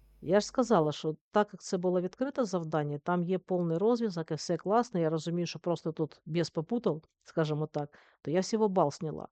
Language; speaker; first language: Ukrainian; native; Ukrainian